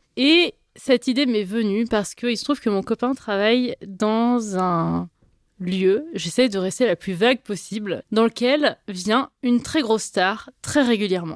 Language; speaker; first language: French; native; French